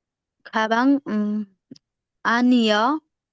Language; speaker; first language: Korean; non-native, learner; Hindi